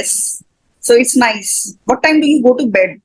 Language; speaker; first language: English; non-native, fluent; Hindi